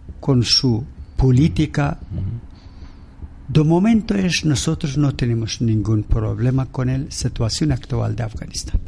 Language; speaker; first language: Spanish; non-native, learner; Persian